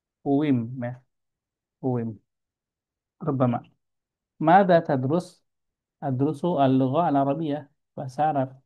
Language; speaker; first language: Arabic; non-native, fluent; Indonesian